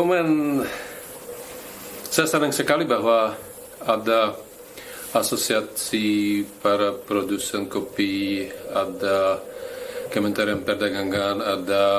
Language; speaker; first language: Indonesian; non-native, fluent; Slovak